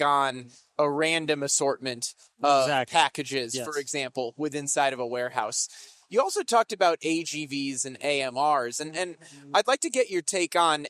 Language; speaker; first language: English; native; English